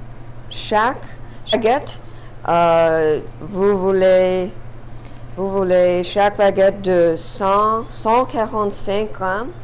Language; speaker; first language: French; non-native, learner; English